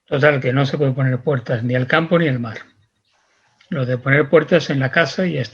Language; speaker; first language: Spanish; native; Spanish